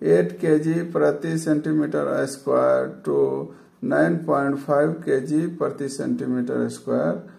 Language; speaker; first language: Hindi; native; Hindi